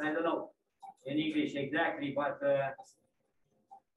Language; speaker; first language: English; non-native, fluent; Romanian